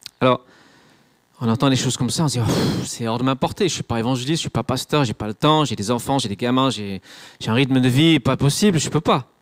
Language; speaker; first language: French; non-native, fluent; English